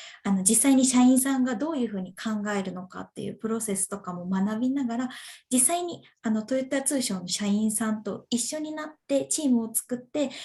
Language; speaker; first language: Japanese; native; Japanese